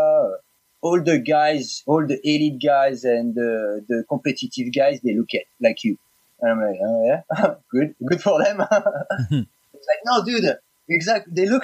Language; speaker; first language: English; non-native, fluent; French